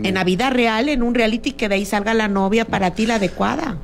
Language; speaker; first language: Spanish; native; Spanish